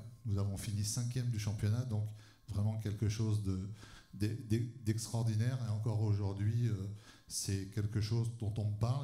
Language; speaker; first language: French; native; French